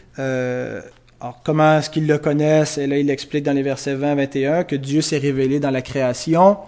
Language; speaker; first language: French; native; French